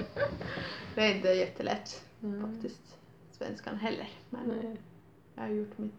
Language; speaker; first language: Swedish; non-native, local second language; Finnish